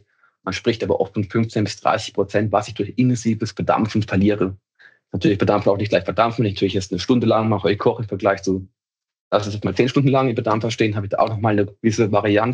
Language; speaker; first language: German; native; German